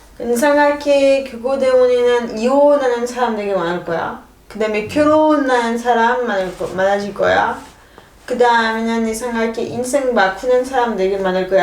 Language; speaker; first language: Korean; non-native, fluent; French